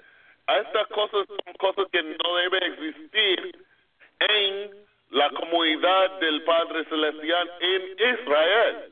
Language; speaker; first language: Spanish; non-native, fluent; English